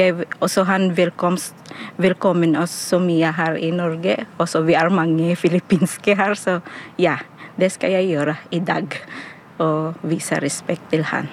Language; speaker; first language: Norwegian; non-native, fluent; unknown